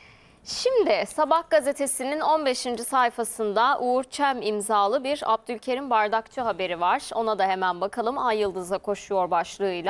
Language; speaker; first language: Turkish; native; Turkish